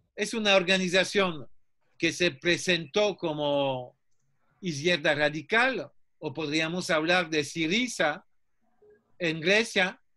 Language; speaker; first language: Spanish; non-native, fluent; French